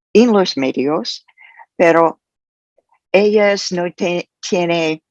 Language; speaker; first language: Spanish; non-native, fluent; English